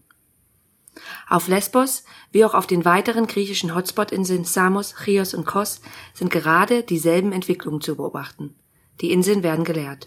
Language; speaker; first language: German; native; German